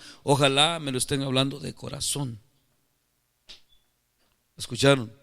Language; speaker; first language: Spanish; native; Spanish